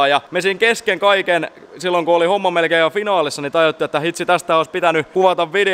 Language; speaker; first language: Finnish; native; Finnish